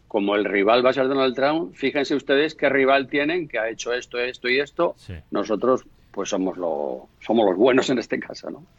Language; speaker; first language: Spanish; native; Spanish